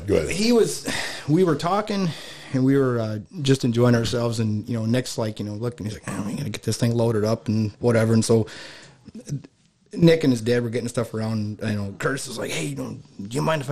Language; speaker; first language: English; native; English